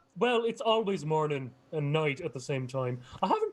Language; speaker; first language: English; native; English